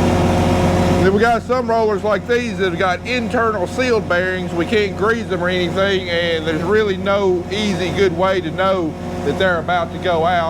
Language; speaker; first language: English; native; English